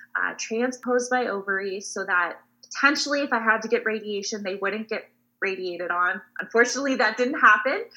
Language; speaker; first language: English; native; English